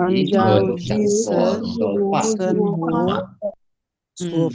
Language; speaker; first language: Chinese; non-native, learner; Sinhala